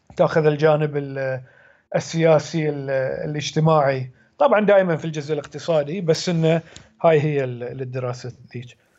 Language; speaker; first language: Arabic; native; Arabic